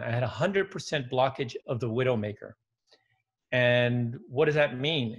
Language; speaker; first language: English; early bilingual, other home language; Dutch